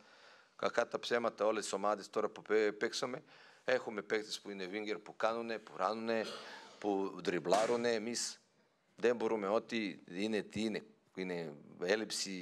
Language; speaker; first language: Greek; non-native, fluent; Serbian